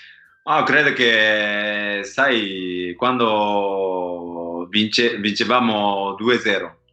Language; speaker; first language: Italian; non-native, learner; Japanese